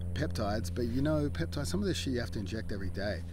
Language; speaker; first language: English; native; English